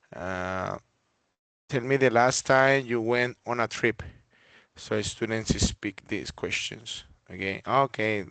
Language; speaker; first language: English; non-native, fluent; Spanish